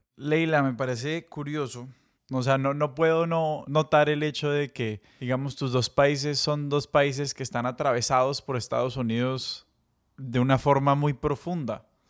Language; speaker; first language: Spanish; native; Spanish